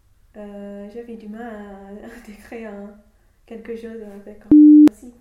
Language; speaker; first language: French; non-native, fluent; English